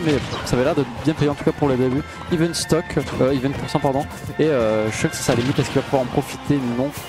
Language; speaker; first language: French; native; French